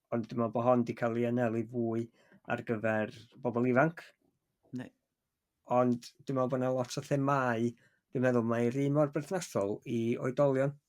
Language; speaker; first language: Welsh; native; Welsh